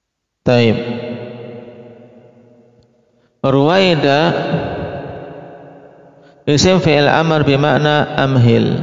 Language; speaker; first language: Arabic; non-native, fluent; Indonesian